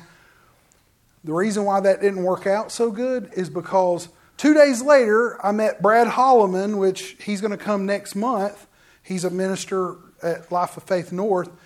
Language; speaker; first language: English; native; English